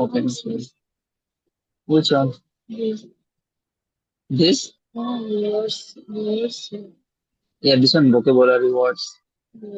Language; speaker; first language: English; non-native, learner; Bangla